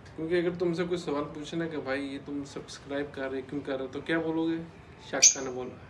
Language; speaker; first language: Urdu; non-native, local second language; Punjabi